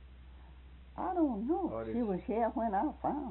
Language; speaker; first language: English; native; English